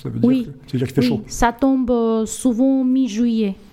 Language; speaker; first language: French; non-native, learner; Armenian